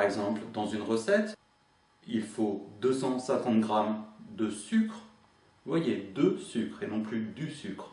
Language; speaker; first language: French; native; French